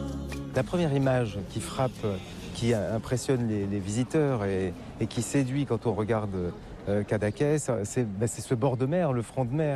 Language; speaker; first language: French; native; French